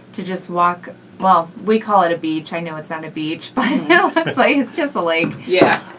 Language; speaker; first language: English; native; English